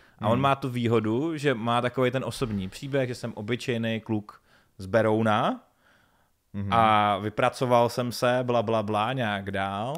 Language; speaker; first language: Czech; native; Czech